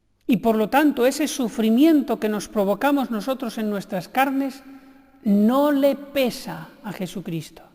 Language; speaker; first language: Spanish; native; Spanish